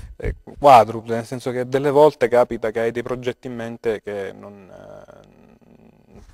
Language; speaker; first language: Italian; early bilingual, heritage; Italian